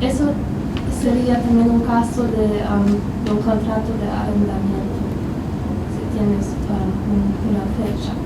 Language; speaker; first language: Spanish; non-native, fluent; German